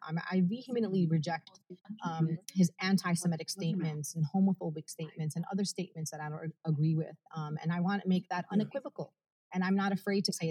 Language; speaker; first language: English; early bilingual, other home language; Arabic